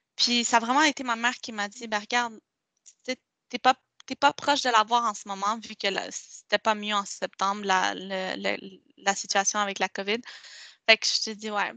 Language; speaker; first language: French; non-native, local second language; Spanish